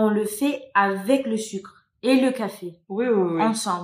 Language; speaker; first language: French; non-native, fluent; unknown